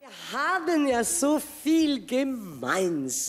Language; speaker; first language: German; non-native, fluent; Swedish